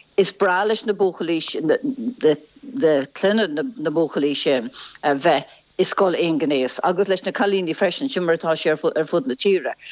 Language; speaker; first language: Irish; non-native, local second language; English